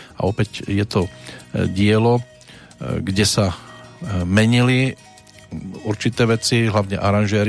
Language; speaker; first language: Slovak; native; Slovak